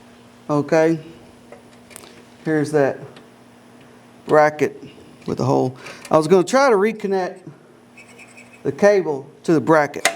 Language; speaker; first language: English; native; English